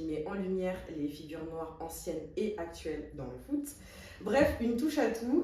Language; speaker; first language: French; native; French